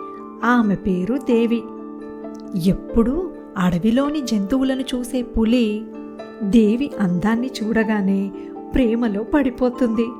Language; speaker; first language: Telugu; native; Telugu